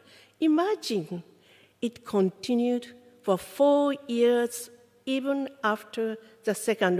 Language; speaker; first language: English; non-native, fluent; Japanese